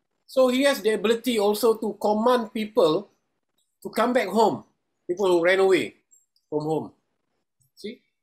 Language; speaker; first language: English; non-native, local second language; Malay